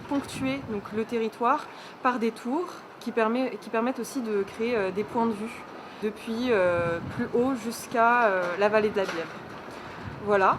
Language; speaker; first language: French; native; French